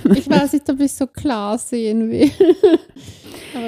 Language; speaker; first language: German; native; German